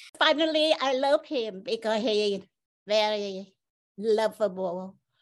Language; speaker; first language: English; non-native, learner; Vietnamese